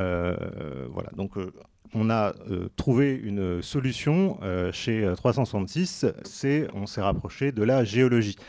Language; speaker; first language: French; native; French